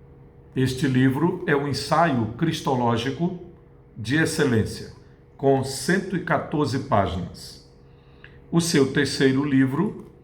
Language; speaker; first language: Portuguese; native; Portuguese